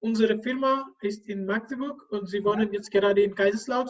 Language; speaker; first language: German; non-native, learner; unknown